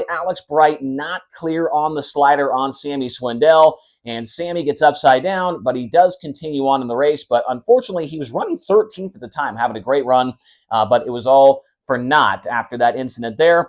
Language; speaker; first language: English; native; English